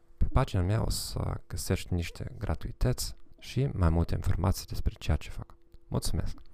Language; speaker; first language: Romanian; non-native, fluent; German